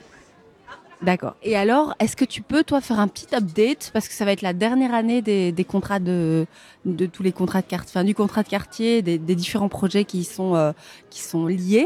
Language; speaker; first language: French; native; French